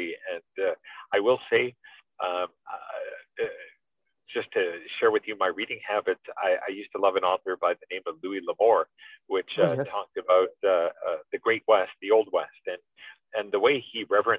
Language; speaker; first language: English; native; English